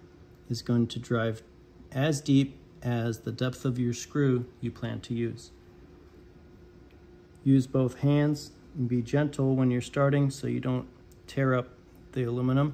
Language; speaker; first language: English; native; English